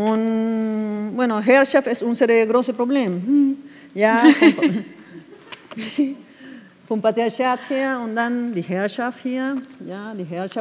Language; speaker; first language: German; non-native, fluent; Spanish